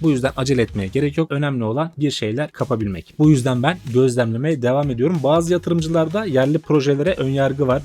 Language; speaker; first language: Turkish; native; Turkish